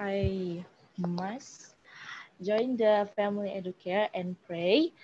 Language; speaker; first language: English; non-native, learner; Indonesian